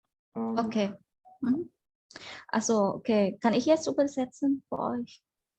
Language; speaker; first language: German; non-native, fluent; Indonesian